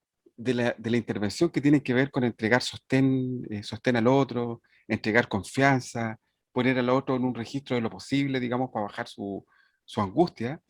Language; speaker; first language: Spanish; native; Spanish